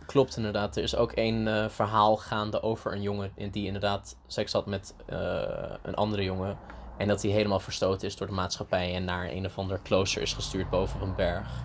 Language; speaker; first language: Dutch; early bilingual, heritage; Dutch